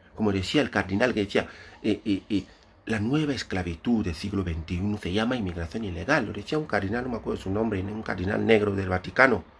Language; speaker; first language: Spanish; non-native, fluent; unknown